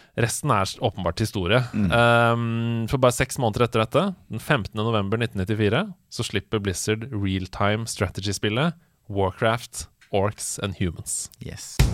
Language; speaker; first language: Norwegian; native; Norwegian